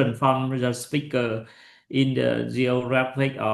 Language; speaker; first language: English; non-native, learner; Vietnamese